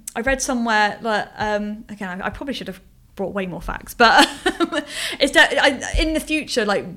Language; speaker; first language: English; native; English